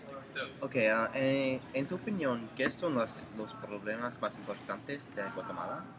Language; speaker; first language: Spanish; non-native, learner; English